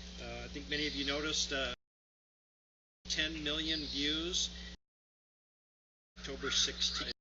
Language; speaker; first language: English; native; English